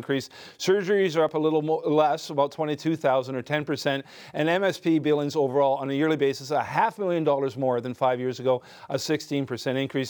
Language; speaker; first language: English; non-native, fluent; French